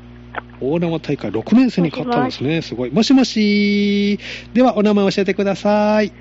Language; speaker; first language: Japanese; native; Japanese